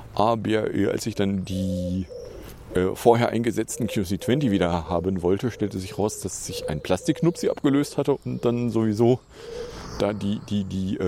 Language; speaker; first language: German; native; German